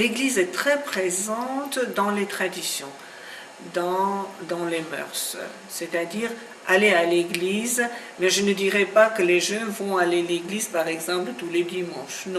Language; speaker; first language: French; non-native, fluent; Armenian